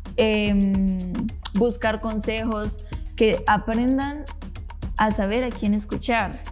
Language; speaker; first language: Spanish; native; Spanish